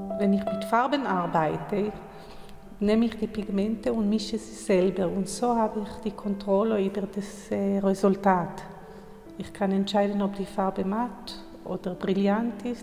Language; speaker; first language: German; non-native, fluent; Hebrew